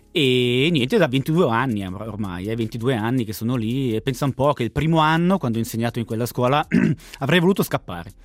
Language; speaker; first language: Italian; native; Italian